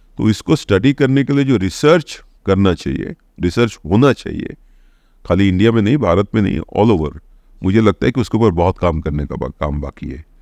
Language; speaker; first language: Hindi; non-native, local second language; Odia